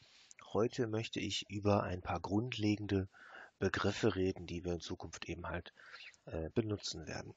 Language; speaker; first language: German; native; German